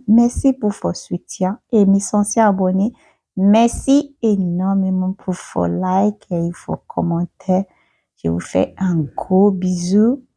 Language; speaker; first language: French; non-native, learner; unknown